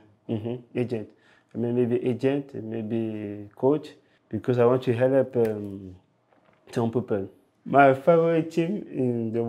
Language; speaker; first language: English; non-native, local second language; French